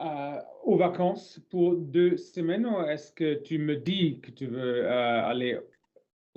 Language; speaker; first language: French; non-native, learner; English